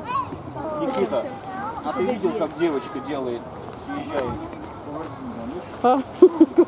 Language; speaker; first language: Russian; native; Russian